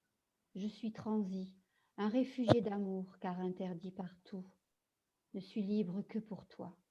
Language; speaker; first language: French; native; French